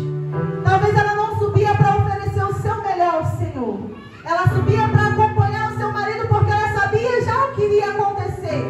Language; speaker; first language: Portuguese; native; Portuguese